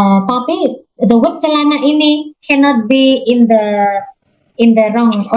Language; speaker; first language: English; non-native, fluent; Indonesian